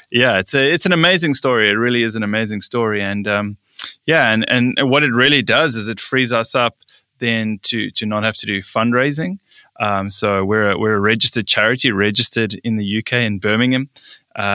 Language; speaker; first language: English; native; English